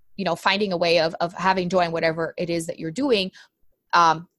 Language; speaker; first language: English; non-native, fluent; Portuguese